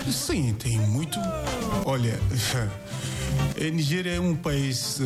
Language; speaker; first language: Portuguese; non-native, learner; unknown